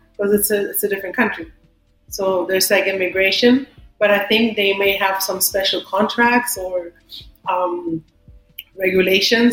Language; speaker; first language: English; non-native, fluent; German